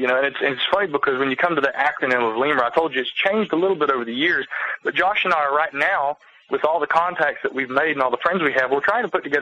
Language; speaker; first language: English; native; English